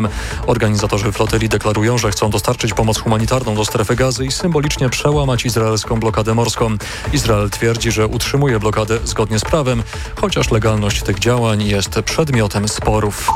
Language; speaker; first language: Polish; native; Polish